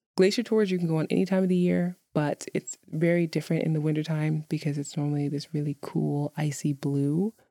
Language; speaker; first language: English; native; English